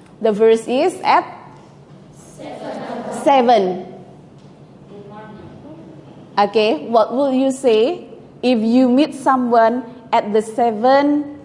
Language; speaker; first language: English; non-native, fluent; Indonesian